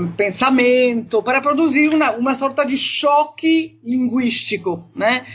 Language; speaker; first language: Portuguese; non-native, fluent; Italian